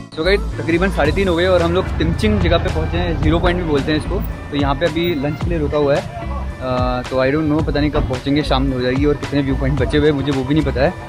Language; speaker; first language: Hindi; native; Hindi